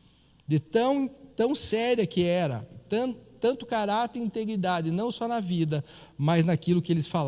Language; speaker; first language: Portuguese; native; Portuguese